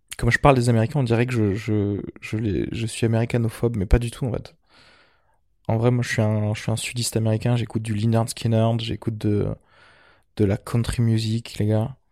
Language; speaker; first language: French; early bilingual, other home language; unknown